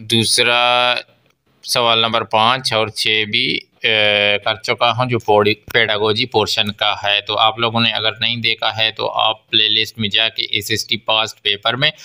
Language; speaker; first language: Urdu; non-native, local second language; Baluchi